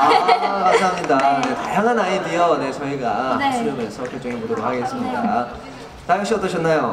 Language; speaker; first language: Korean; native; Korean